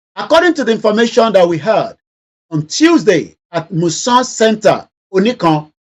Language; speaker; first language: English; non-native, local second language; Yoruba